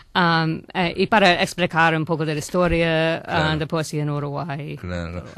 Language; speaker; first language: Spanish; non-native, learner; English